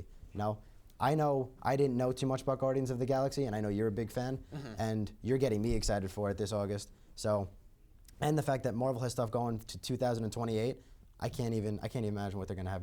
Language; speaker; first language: English; native; English